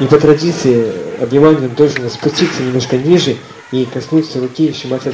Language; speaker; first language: Russian; native; Russian